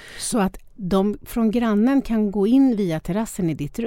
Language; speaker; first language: Swedish; native; Swedish